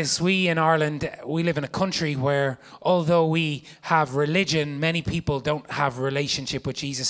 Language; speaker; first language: English; native; English